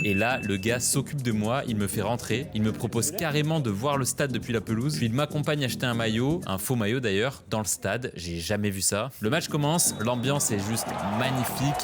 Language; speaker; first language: French; native; French